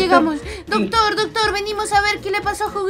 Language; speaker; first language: Spanish; native; Spanish